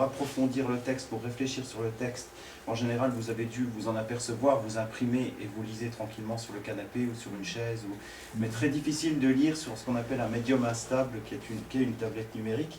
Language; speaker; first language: French; native; French